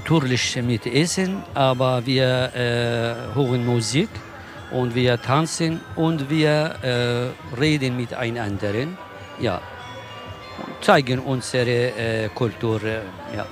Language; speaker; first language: German; non-native, learner; Kurdish